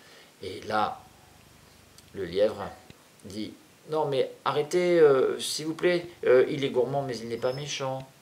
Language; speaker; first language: French; native; French